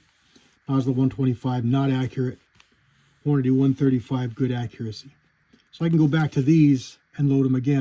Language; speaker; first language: English; native; English